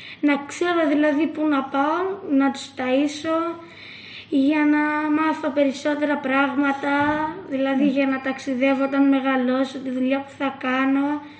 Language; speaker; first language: Greek; non-native, fluent; Arabic